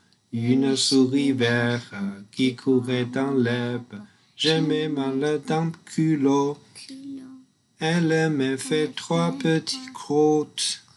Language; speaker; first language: French; non-native, learner; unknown